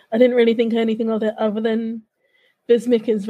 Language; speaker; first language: English; native; English